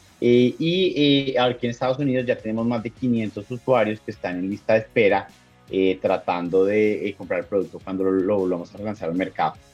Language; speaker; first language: Spanish; native; Spanish